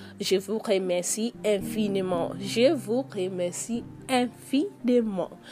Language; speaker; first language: French; non-native, fluent; Yoruba